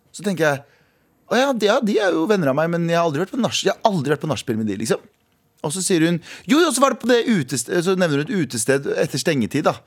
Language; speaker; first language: Norwegian; early bilingual, other home language; Kurdish